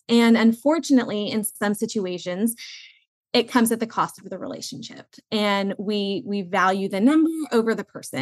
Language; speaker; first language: English; native; English